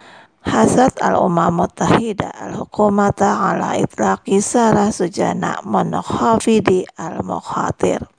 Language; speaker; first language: Arabic; non-native, fluent; Indonesian